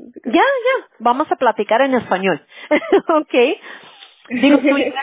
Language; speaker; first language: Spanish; early bilingual, heritage; Spanish